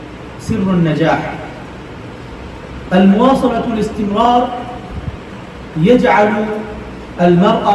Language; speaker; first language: Arabic; non-native, fluent; Bangla